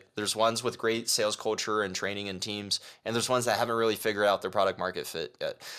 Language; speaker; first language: English; early bilingual, other home language; Chinese